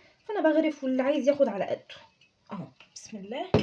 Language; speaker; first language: Arabic; native; Arabic